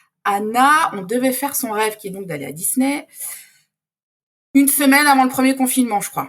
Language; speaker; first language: French; native; French